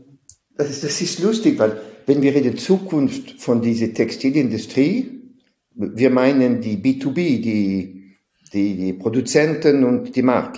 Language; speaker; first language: German; non-native, fluent; French